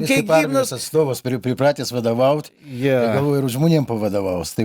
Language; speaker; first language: Lithuanian; native; Lithuanian